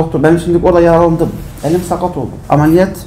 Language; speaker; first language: Turkish; non-native, learner; Arabic